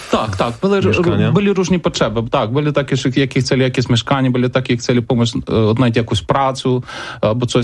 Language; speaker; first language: Polish; non-native, learner; Ukrainian